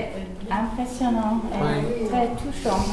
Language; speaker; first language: French; early bilingual, heritage; English